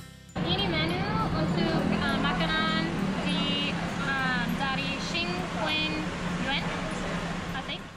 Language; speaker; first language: Indonesian; non-native, learner; English